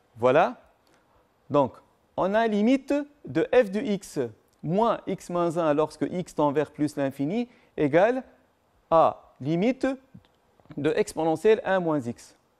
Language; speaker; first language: French; non-native, local second language; Arabic